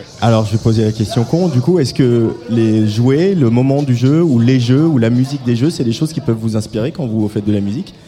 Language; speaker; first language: French; native; French